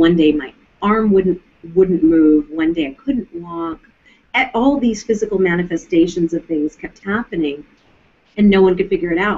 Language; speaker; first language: English; native; English